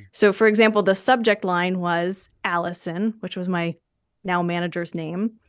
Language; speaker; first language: English; native; English